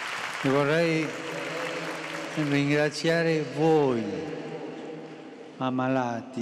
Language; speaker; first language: Italian; non-native, fluent; Spanish